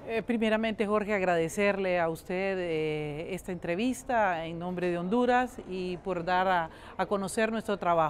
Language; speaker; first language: Spanish; native; Spanish